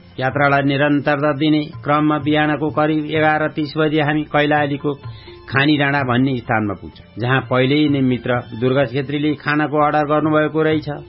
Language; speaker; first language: Nepali; native; Nepali